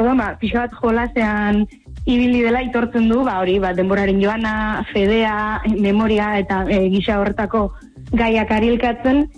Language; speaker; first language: Basque; native; Basque